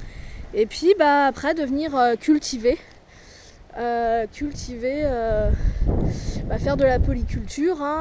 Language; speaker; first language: French; native; French